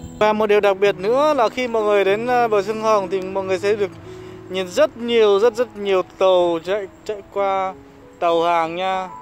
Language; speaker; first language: Vietnamese; non-native, local second language; Hmong